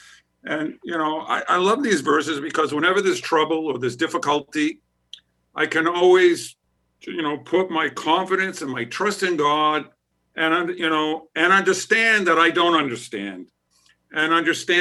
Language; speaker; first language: English; native; English